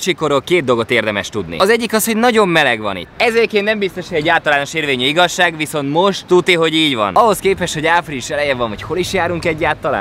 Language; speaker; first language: Hungarian; native; Hungarian